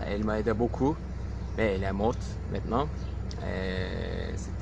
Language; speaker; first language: French; non-native, fluent; Turkish